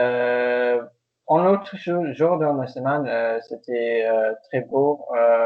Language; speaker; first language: French; non-native, learner; English